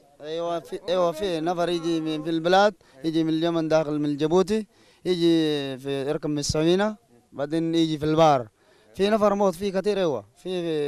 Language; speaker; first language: Arabic; non-native, learner; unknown